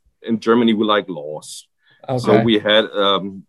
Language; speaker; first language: English; non-native, fluent; German